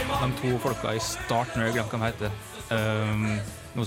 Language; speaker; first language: Norwegian; native; Norwegian